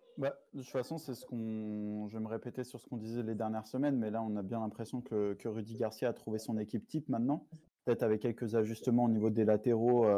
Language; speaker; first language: French; native; French